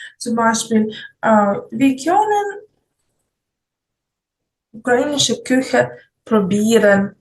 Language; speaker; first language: German; non-native, fluent; Ukrainian